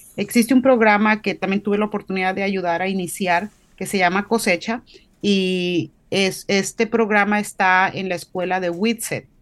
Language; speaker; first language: Spanish; native; Spanish